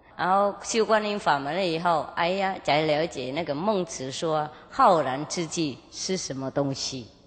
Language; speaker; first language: Chinese; non-native, fluent; Vietnamese